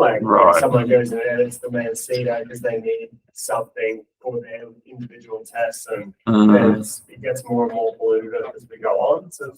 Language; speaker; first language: English; native; English